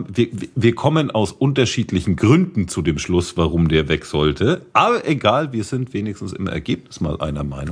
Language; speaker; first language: German; native; German